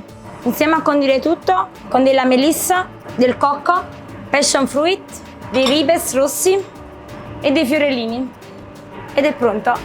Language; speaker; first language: Italian; native; Italian